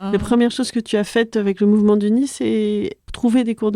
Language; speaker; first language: French; native; French